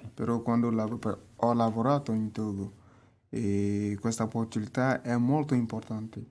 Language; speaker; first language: Italian; non-native, fluent; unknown